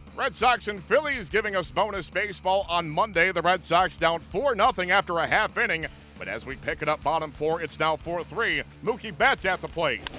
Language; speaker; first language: English; native; English